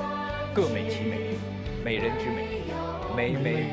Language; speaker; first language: Chinese; native; Chinese